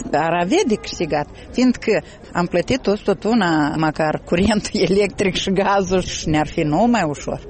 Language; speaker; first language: Romanian; native; Romanian